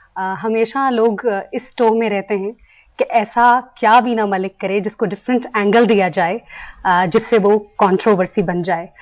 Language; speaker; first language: Urdu; native; Urdu